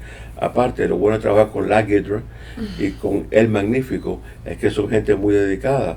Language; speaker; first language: Spanish; native; Spanish